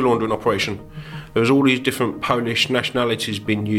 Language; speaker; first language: English; native; English